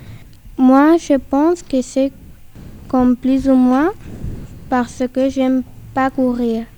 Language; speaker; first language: French; non-native, learner; Spanish